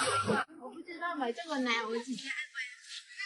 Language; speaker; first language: Chinese; non-native, learner; Lao